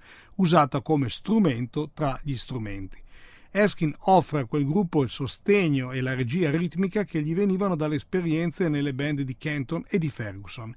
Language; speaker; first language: Italian; native; Italian